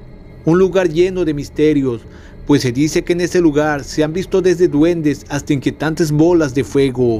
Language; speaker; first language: Spanish; native; Spanish